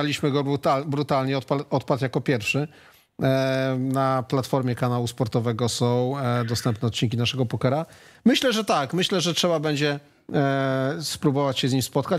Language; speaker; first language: Polish; native; Polish